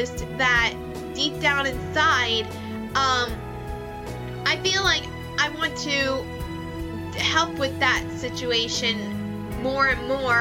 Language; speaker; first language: English; native; English